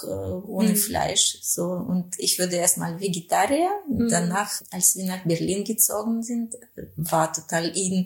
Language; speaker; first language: German; non-native, fluent; Russian